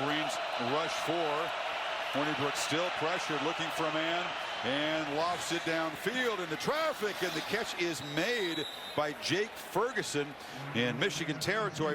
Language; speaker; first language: English; native; English